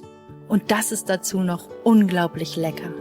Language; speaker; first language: German; native; German